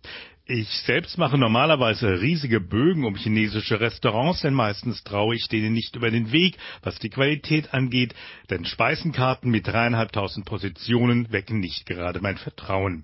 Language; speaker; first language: German; native; German